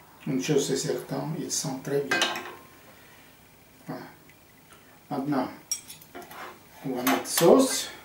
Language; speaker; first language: French; non-native, fluent; Portuguese